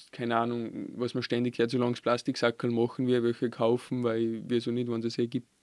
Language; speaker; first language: German; early bilingual, other home language; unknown